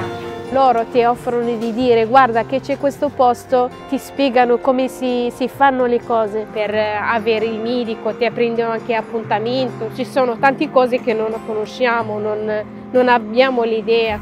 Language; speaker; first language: Italian; non-native, fluent; Arabic